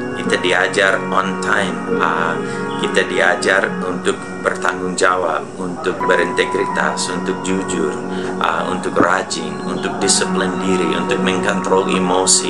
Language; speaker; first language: Indonesian; non-native, fluent; English